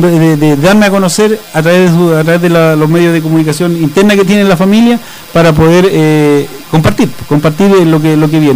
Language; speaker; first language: Spanish; native; Spanish